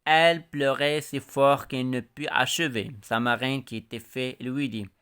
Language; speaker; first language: French; non-native, local second language; Arabic